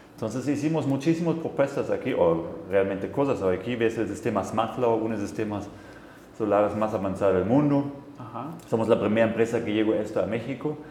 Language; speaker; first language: Spanish; non-native, fluent; German